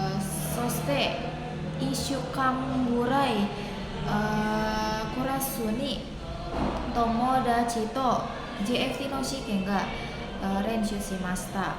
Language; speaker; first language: Japanese; non-native, learner; Indonesian